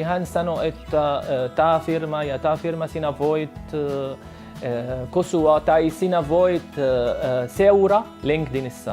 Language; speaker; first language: Finnish; non-native, learner; Arabic